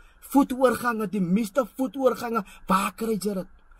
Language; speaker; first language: Afrikaans; early bilingual, heritage; Afrikaans